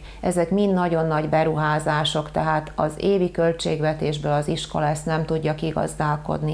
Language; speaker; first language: Hungarian; native; Hungarian